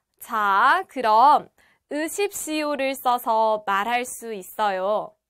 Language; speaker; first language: Korean; native; Korean